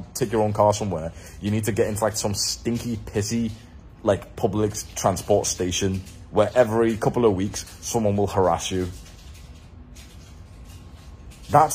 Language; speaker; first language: English; native; English